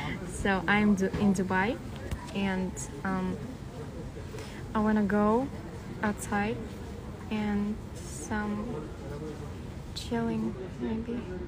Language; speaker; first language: English; non-native, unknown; Russian